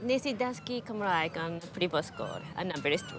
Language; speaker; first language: Welsh; non-native, fluent; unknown